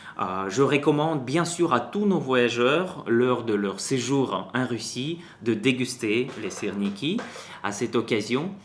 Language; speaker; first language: French; non-native, fluent; Russian